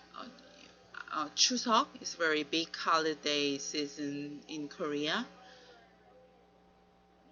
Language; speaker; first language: English; non-native, learner; Korean